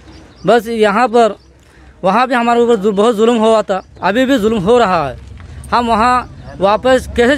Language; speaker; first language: Hindi; non-native, learner; Rohingya